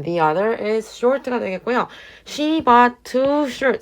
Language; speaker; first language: English; non-native, fluent; Korean